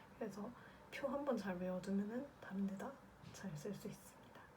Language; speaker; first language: Korean; native; Korean